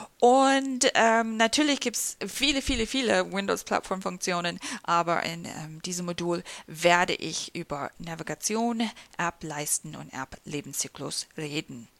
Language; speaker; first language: German; non-native, fluent; English